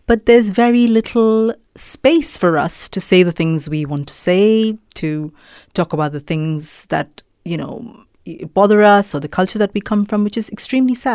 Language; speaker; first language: English; non-native, local second language; Malayalam